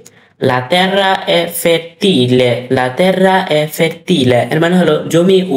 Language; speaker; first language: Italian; non-native, learner; Bangla